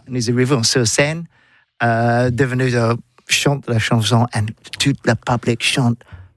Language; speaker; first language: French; non-native, learner; English